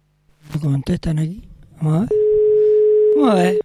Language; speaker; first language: Spanish; native; Spanish